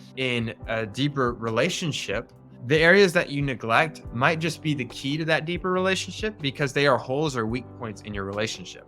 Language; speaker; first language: English; native; English